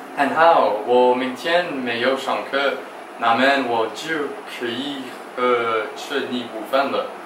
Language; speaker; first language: Chinese; non-native, learner; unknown